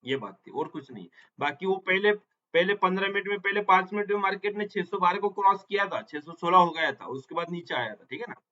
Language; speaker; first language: Hindi; non-native, local second language; Marathi